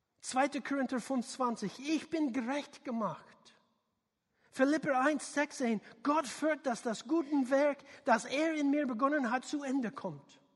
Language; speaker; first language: German; non-native, learner; English